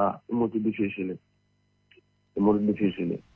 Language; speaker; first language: Italian; non-native, learner; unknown